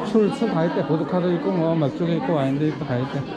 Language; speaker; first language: Korean; native; Korean